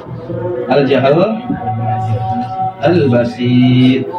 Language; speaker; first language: Arabic; non-native, fluent; Indonesian